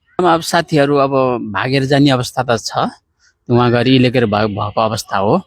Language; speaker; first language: Nepali; native; Nepali